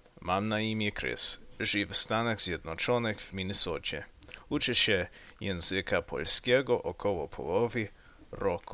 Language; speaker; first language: Polish; non-native, learner; English